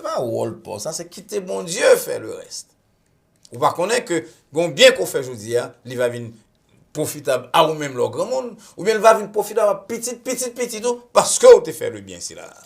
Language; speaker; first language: French; non-native, local second language; Haitian Creole